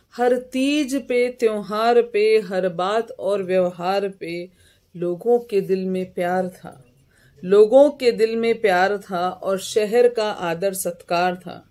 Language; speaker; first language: Hindi; native; Hindi